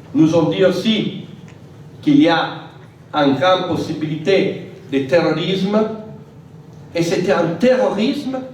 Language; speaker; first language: French; non-native, fluent; Italian